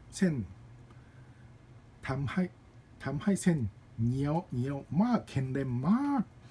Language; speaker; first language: Thai; non-native, learner; Japanese